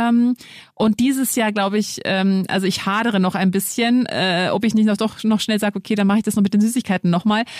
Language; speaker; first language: German; native; German